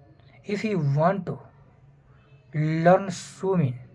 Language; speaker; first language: English; non-native, fluent; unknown